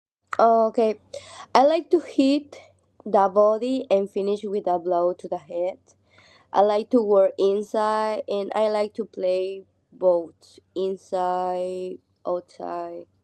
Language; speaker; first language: English; non-native, learner; Spanish